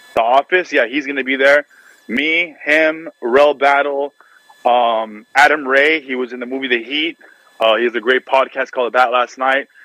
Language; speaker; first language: English; native; English